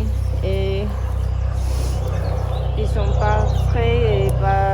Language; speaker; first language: French; non-native, learner; English